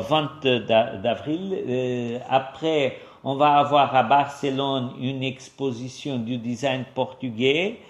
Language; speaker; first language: French; non-native, fluent; Portuguese